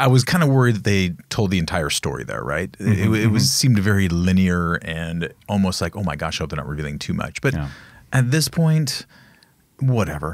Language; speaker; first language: English; native; English